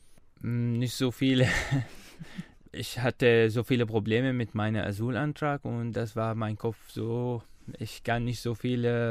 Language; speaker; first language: German; non-native, learner; Arabic